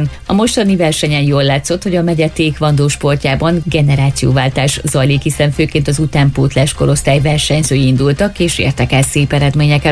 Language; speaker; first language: Hungarian; native; Hungarian